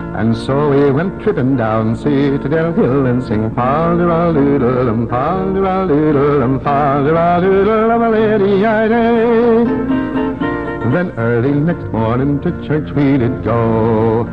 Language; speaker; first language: English; native; English